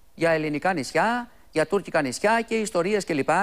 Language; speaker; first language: Greek; native; Greek